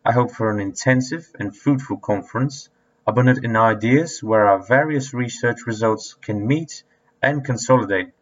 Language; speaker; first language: English; non-native, fluent; Bulgarian